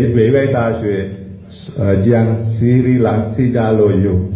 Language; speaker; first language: Chinese; non-native, fluent; Sinhala